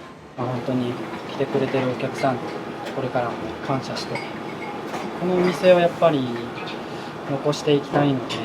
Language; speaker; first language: Japanese; native; Japanese